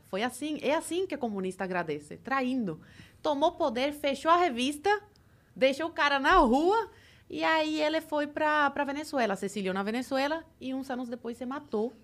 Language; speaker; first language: Portuguese; early bilingual, other home language; Spanish